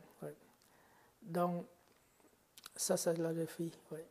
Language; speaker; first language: French; non-native, fluent; Khmer